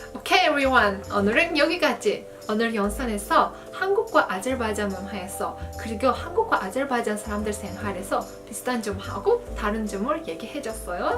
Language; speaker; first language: Korean; non-native, fluent; Azerbaijani